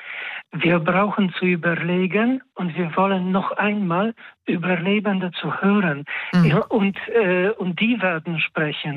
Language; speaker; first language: German; non-native, fluent; Polish